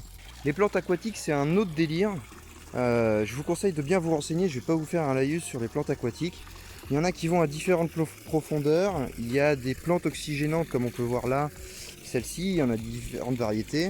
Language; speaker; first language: French; native; French